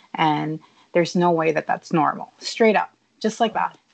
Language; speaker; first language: English; early bilingual, other home language; Spanish